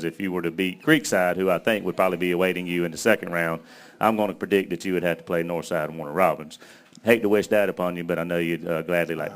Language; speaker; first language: English; native; English